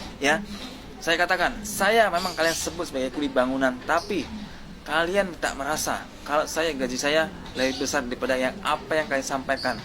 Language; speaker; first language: Indonesian; native; Indonesian